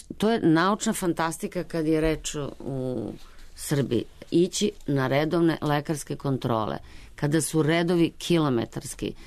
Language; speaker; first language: Serbian; native; Serbian